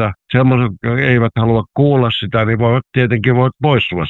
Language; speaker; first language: Finnish; native; Finnish